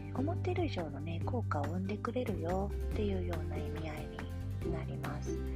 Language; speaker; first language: Japanese; native; Japanese